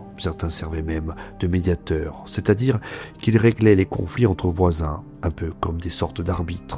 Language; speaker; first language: French; native; French